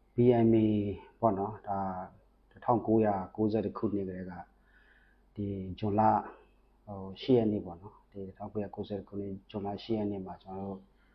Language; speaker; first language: Burmese; non-native, local second language; S'gaw Karen